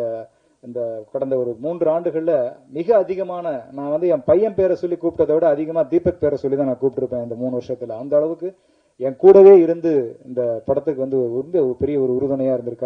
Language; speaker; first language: Tamil; native; Tamil